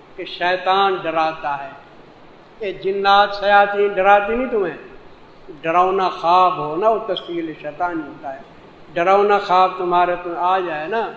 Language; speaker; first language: Urdu; non-native, local second language; Saraiki